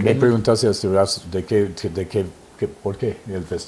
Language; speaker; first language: Spanish; non-native, fluent; English